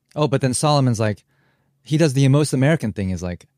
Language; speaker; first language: English; early bilingual, other home language; Korean